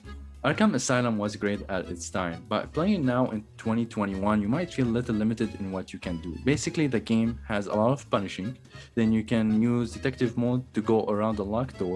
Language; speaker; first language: English; non-native, fluent; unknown